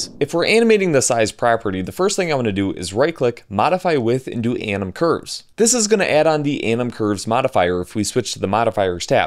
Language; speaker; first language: English; native; English